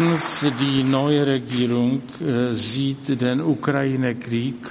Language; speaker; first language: German; non-native, fluent; Czech